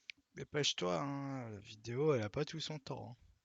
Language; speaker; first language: French; native; French